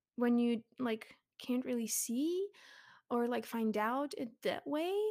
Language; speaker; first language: English; early bilingual, other home language; Russian